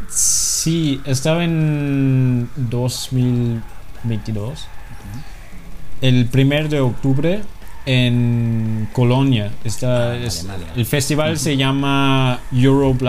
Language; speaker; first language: Spanish; non-native, fluent; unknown